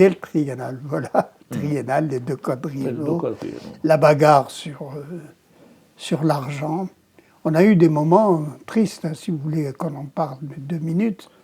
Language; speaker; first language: French; non-native, local second language; Arabic